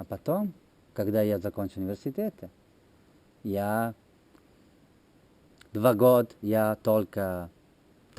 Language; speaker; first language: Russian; non-native, learner; Italian